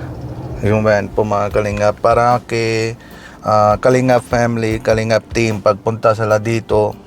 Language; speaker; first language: Filipino; non-native, learner; Punjabi